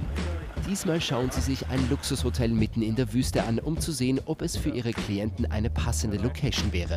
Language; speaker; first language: German; native; German